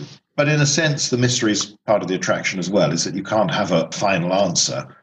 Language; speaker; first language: English; native; English